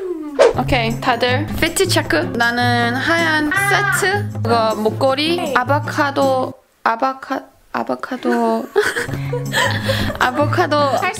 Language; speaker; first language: Korean; early bilingual, heritage; English